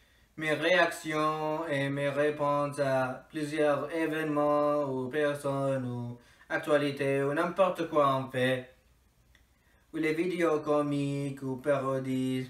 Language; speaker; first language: French; non-native, fluent; English